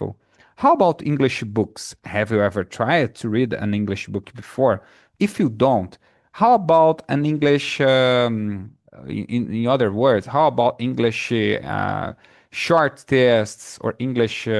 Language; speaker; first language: English; non-native, fluent; Portuguese